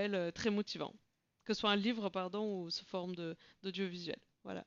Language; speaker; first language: French; non-native, fluent; Bulgarian